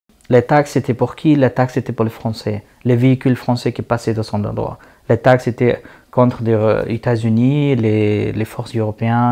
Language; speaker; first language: French; non-native, learner; Persian